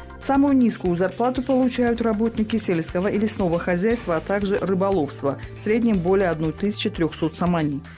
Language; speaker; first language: Russian; non-native, local second language; Tajik